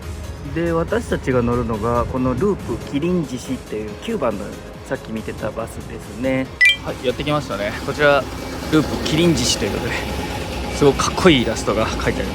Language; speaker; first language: Japanese; native; Japanese